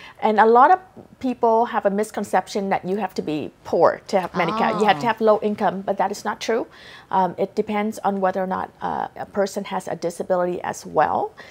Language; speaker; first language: English; early bilingual, other home language; Vietnamese